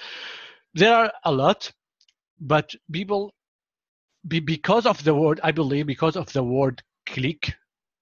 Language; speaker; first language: English; non-native, fluent; Arabic